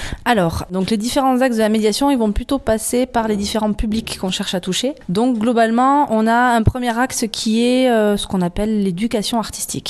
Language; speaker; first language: French; native; French